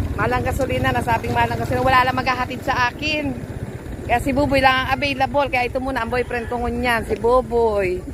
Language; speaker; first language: Filipino; native; Filipino